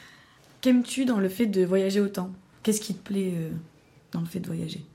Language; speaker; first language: French; native; French